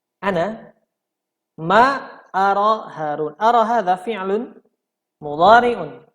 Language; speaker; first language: Arabic; non-native, fluent; Indonesian